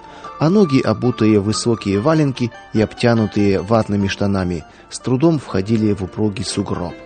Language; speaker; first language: Russian; native; Russian